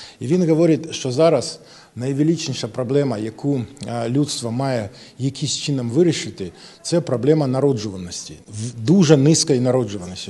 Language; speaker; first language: Ukrainian; non-native, local second language; Russian